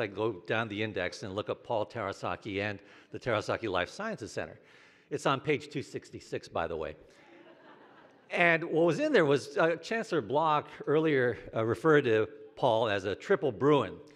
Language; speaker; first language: English; native; English